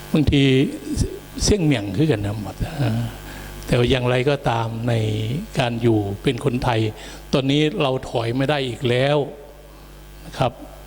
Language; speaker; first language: Thai; native; Thai